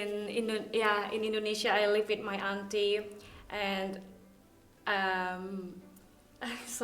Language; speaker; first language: English; non-native, learner; Indonesian